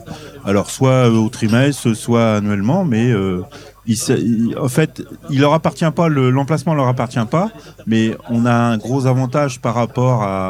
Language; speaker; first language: French; native; French